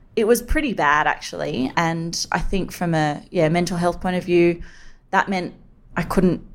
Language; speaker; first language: English; native; English